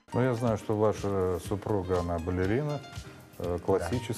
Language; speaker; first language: Russian; native; Russian